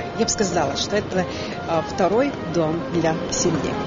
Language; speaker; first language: Russian; non-native, fluent; Latvian